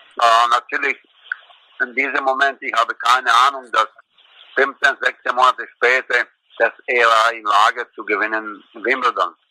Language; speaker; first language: German; non-native, learner; Croatian